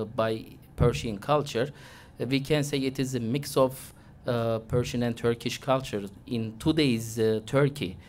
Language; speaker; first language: English; non-native, fluent; Turkish